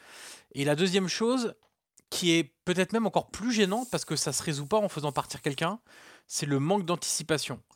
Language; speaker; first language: French; native; French